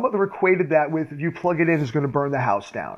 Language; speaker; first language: English; native; English